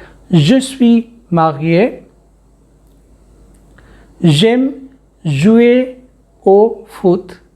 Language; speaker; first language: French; non-native, fluent; Hindi